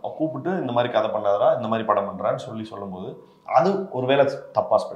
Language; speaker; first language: Tamil; native; Tamil